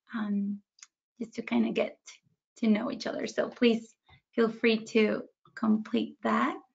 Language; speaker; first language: English; early bilingual, other home language; Spanish